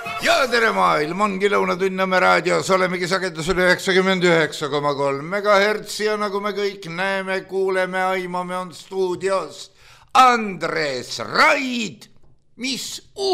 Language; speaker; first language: Estonian; native; Estonian